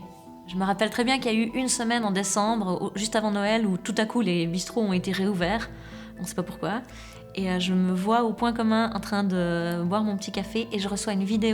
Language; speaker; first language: French; native; French